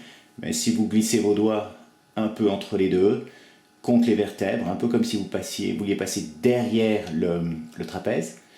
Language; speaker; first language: French; native; French